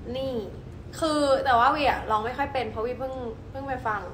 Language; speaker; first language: Thai; early bilingual, heritage; Thai